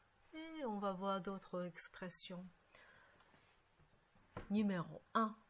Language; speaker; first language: French; non-native, fluent; Japanese